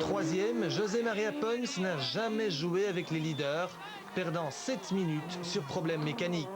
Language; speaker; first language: French; native; French